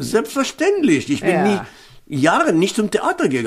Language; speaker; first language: German; non-native, fluent; Hebrew